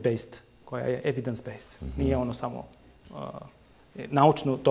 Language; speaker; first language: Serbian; non-native, local second language; Turkish